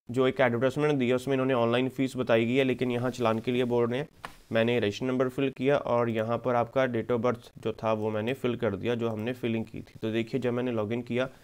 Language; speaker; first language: Hindi; non-native, local second language; Punjabi